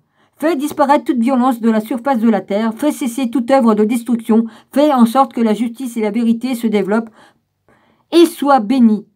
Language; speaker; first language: French; native; French